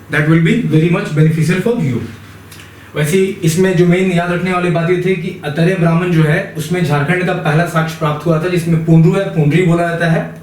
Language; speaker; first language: Hindi; native; Hindi